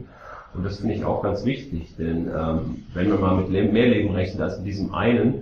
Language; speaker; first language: German; native; German